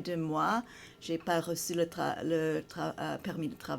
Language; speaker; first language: French; non-native, fluent; English